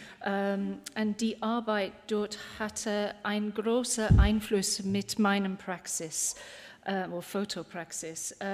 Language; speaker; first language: German; non-native, learner; English